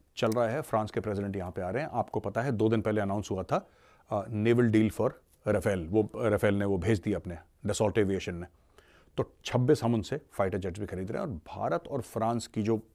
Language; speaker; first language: Hindi; native; Hindi